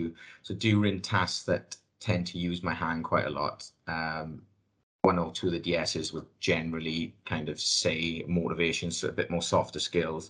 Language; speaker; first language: English; native; English